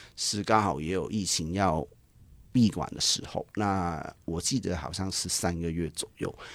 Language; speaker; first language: Chinese; non-native, local second language; Cantonese